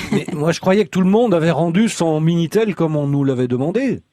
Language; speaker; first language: French; native; French